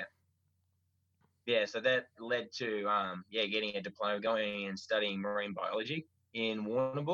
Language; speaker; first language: English; native; English